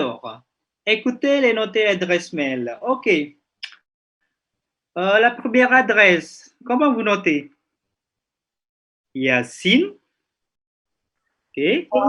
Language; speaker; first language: French; non-native, fluent; Indonesian